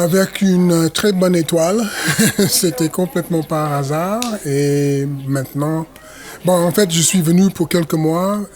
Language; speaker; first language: French; non-native, fluent; English